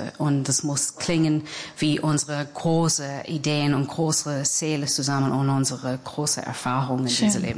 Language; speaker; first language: German; non-native, fluent; English